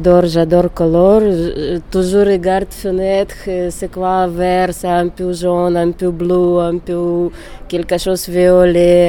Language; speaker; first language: French; non-native, learner; Ukrainian